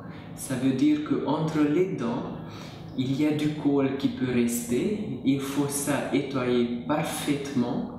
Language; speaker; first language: French; non-native, learner; Hungarian